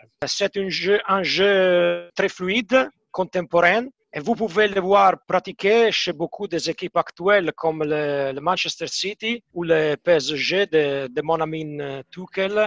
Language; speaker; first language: French; non-native, fluent; Italian